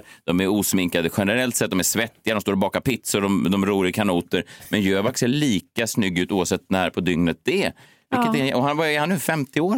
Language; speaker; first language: Swedish; native; Swedish